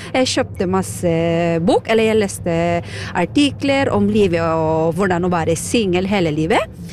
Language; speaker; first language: Norwegian; non-native, fluent; Filipino